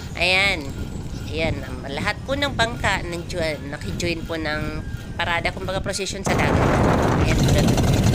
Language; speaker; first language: Filipino; non-native, local second language; Bikol